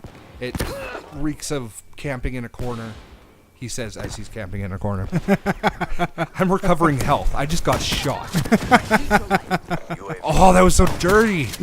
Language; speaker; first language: English; native; English